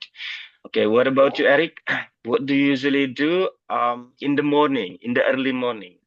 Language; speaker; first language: English; non-native, fluent; Indonesian